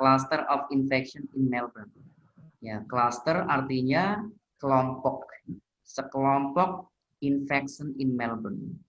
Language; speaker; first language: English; non-native, learner; Indonesian